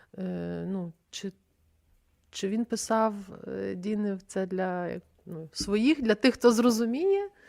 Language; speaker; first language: Ukrainian; native; Ukrainian